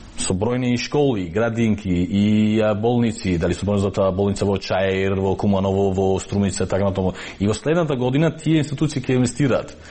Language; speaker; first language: Macedonian; non-native, local second language; Albanian